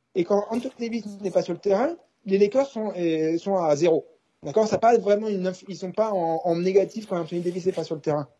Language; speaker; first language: French; native; French